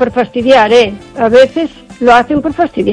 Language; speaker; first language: Spanish; native; Spanish